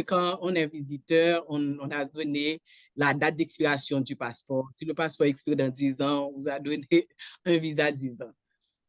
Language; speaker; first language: French; non-native, local second language; Haitian Creole